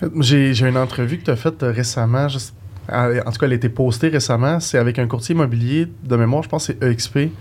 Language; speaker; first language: French; native; French